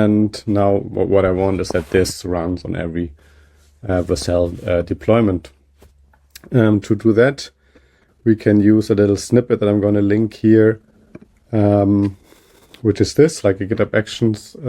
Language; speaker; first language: English; non-native, fluent; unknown